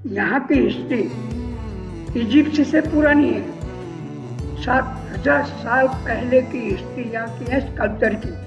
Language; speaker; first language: Hindi; non-native, local second language; Gujarati